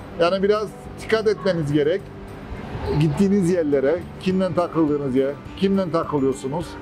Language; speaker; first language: Turkish; early bilingual, heritage; Turkish